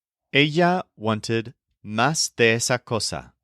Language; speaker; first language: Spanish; non-native, fluent; English